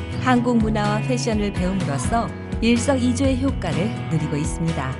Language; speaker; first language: Korean; native; Korean